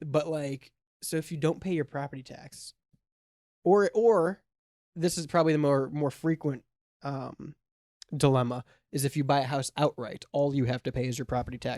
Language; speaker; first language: English; native; English